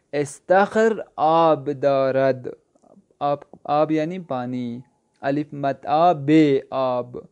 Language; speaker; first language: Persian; non-native, fluent; Urdu